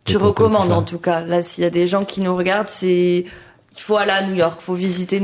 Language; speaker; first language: French; native; French